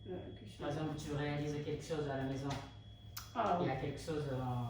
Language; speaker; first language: French; non-native, fluent; Japanese